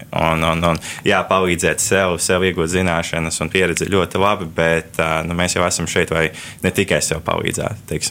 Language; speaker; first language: Latvian; early bilingual, heritage; Latvian